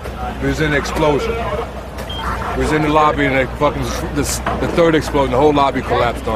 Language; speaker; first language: English; native; English